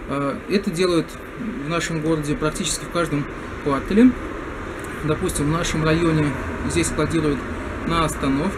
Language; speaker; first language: Russian; native; Russian